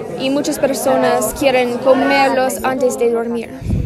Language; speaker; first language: Spanish; non-native, learner; English